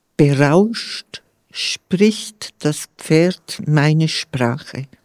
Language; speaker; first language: German; non-native, fluent; Romansh